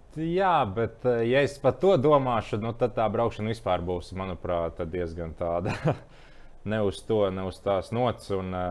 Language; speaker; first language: Latvian; native; Latvian